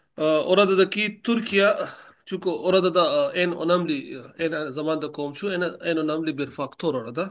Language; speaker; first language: Turkish; non-native, learner; Urdu